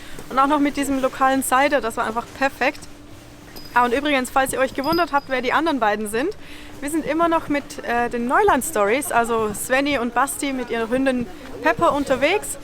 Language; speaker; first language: German; native; German